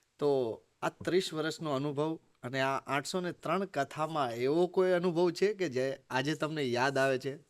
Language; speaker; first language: Gujarati; native; Gujarati